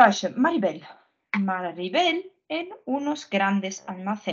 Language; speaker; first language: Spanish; non-native, fluent; Ukrainian